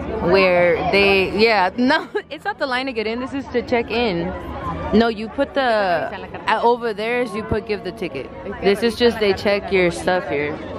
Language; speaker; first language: English; early bilingual, other home language; Spanish